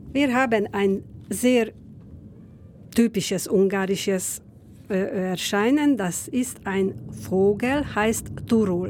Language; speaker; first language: German; non-native, fluent; Hungarian